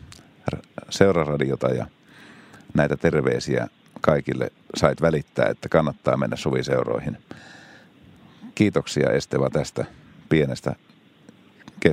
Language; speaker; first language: Finnish; native; Finnish